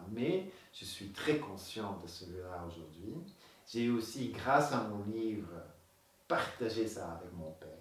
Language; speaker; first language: French; non-native, local second language; Dutch